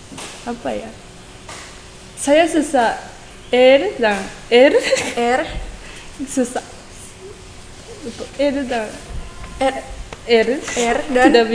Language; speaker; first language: Indonesian; non-native, learner; Japanese